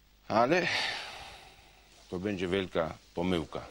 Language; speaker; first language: Polish; non-native, fluent; Georgian